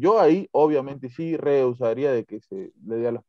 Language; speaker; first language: Spanish; native; Spanish